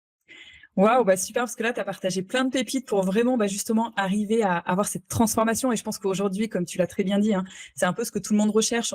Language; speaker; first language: French; native; French